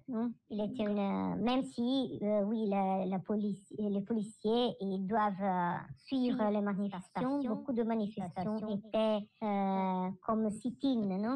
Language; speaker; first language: French; non-native, learner; Italian